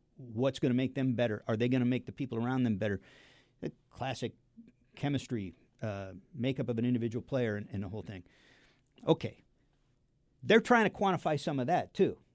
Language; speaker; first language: English; native; English